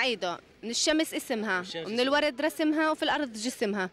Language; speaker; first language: Arabic; native; Arabic